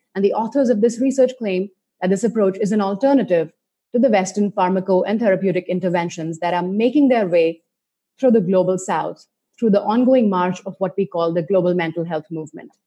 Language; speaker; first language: English; non-native, local second language; Hindi